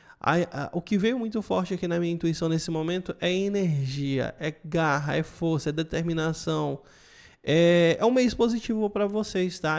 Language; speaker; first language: Portuguese; native; Portuguese